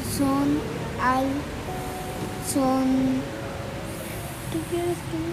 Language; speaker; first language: Spanish; non-native, learner; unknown